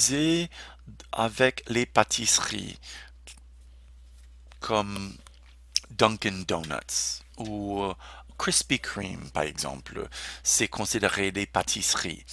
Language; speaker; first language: French; non-native, fluent; English